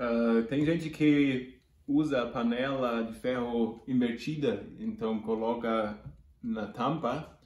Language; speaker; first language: Portuguese; non-native, fluent; German